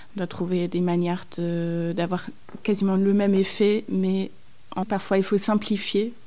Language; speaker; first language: French; non-native, fluent; German